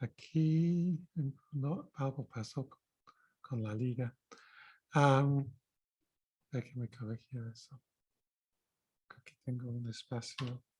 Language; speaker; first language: Spanish; non-native, fluent; English